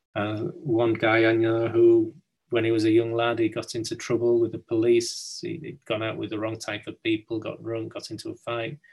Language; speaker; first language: English; native; English